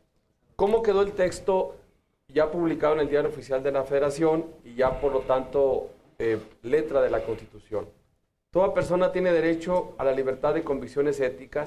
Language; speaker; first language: Spanish; native; Spanish